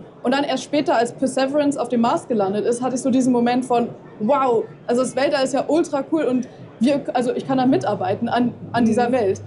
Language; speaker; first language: German; native; German